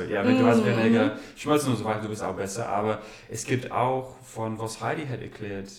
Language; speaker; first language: German; non-native, learner; English